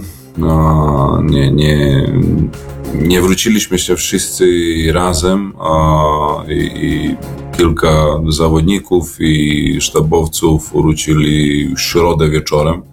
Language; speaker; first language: Polish; non-native, learner; Serbian